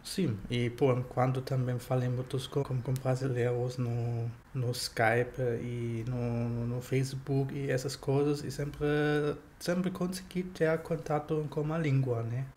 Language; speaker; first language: Portuguese; non-native, fluent; German